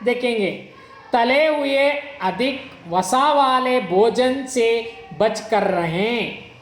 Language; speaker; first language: Hindi; non-native, local second language; Kannada